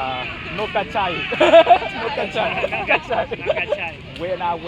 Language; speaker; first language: Spanish; non-native, learner; Vietnamese